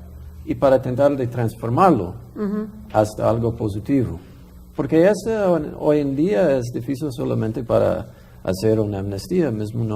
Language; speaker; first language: Spanish; non-native, fluent; English